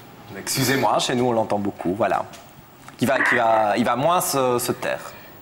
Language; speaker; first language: French; native; French